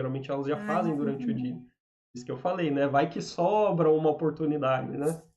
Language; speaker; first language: Portuguese; native; Portuguese